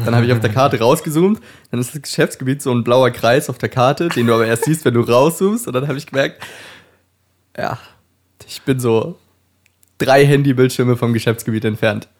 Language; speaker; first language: German; native; German